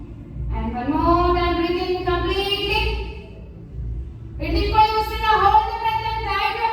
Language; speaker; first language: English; non-native, local second language; Kannada